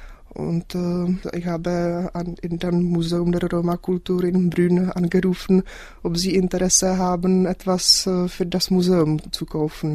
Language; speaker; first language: German; non-native, fluent; Czech